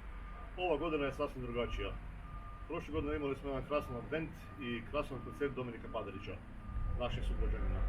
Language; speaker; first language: Bosnian; native; Bosnian